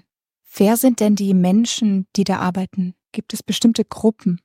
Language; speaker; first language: German; native; German